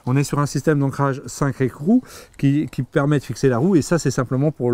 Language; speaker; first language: French; native; French